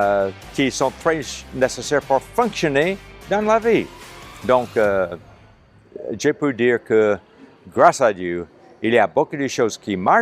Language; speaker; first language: French; non-native, local second language; Haitian Creole